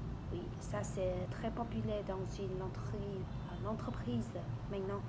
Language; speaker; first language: French; non-native, learner; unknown